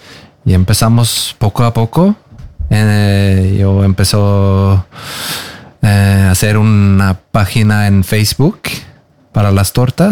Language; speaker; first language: Spanish; non-native, fluent; Norwegian